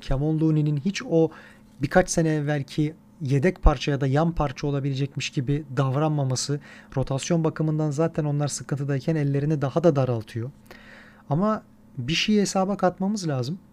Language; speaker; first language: Turkish; native; Turkish